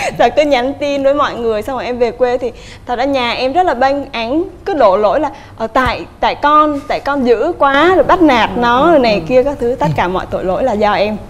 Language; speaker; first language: Vietnamese; native; Vietnamese